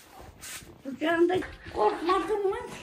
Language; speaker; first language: Turkish; native; Turkish